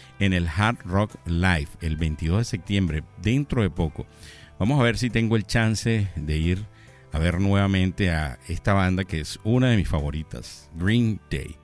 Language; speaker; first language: Spanish; native; Spanish